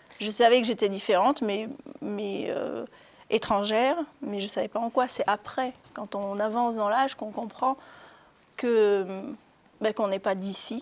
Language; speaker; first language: French; early bilingual, other home language; Arabic